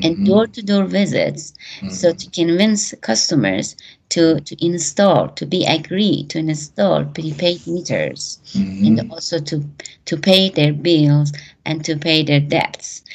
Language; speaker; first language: English; non-native, fluent; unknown